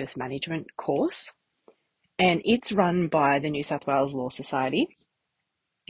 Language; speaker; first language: English; native; English